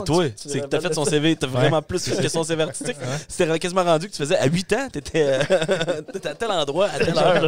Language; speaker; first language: French; native; French